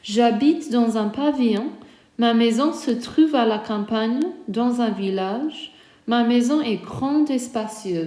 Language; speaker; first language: French; non-native, fluent; English